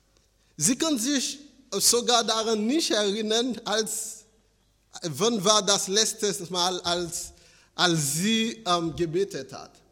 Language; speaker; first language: German; non-native, fluent; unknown